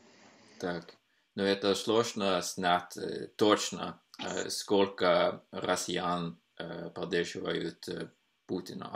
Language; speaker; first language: Russian; non-native, fluent; Norwegian